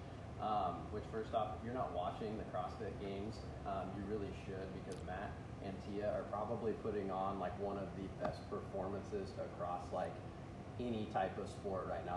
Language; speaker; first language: English; native; English